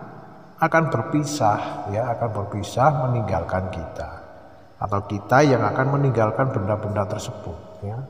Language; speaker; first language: Indonesian; native; Indonesian